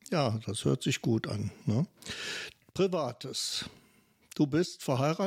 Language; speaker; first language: German; native; German